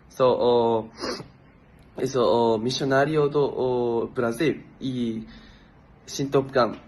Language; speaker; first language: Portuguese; non-native, learner; Japanese